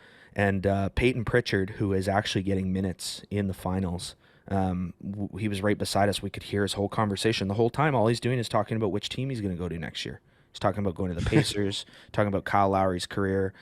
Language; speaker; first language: English; native; English